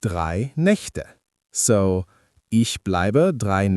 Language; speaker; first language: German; non-native, learner; English